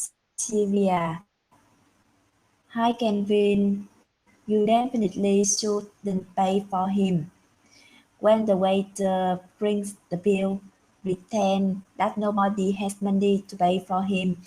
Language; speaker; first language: English; non-native, learner; Vietnamese